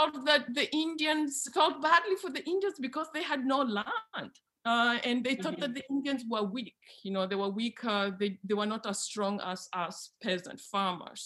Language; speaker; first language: English; non-native, local second language; Luyia